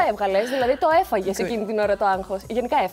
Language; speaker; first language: Greek; native; Greek